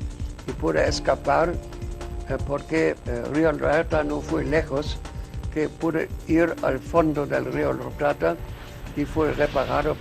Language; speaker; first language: Spanish; non-native, fluent; German